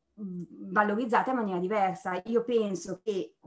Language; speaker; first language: Italian; native; Italian